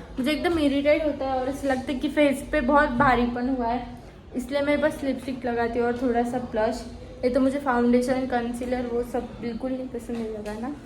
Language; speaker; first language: Hindi; non-native, local second language; Marathi